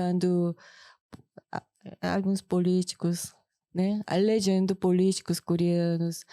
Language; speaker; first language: Portuguese; non-native, fluent; Korean